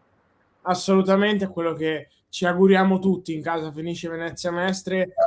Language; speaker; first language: Italian; native; Italian